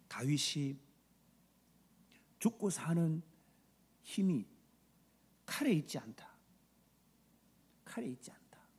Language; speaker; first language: Korean; native; Korean